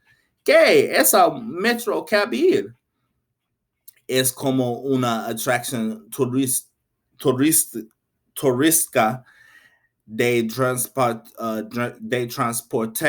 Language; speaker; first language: Spanish; non-native, learner; English